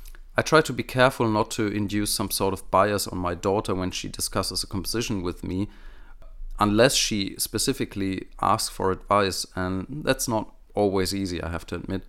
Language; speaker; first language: English; non-native, fluent; German